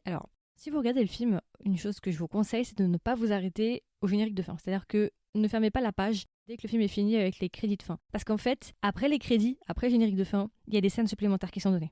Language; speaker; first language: French; native; French